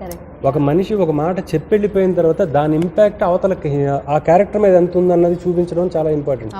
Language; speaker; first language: Telugu; native; Telugu